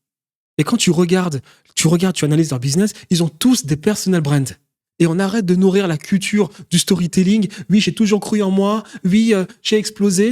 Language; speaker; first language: French; native; French